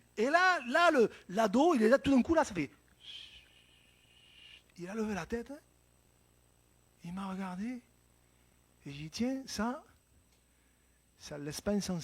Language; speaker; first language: French; native; French